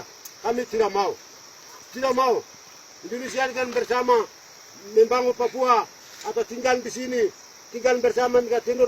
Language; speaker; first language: Indonesian; non-native, local second language; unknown